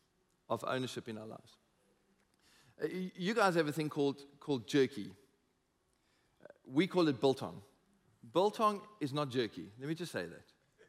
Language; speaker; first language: English; native; English